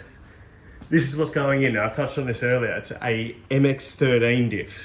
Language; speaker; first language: English; native; English